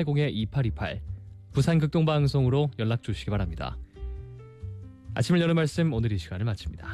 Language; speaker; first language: Korean; native; Korean